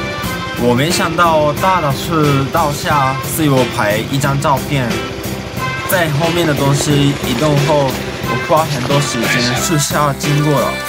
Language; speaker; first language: Chinese; non-native, learner; Japanese